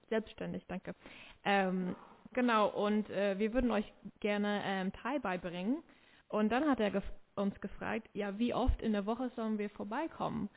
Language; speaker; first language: German; non-native, fluent; English